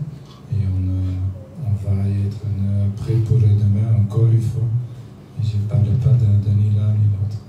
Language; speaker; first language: French; non-native, learner; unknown